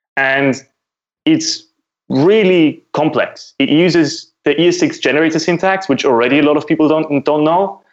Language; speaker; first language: English; non-native, fluent; German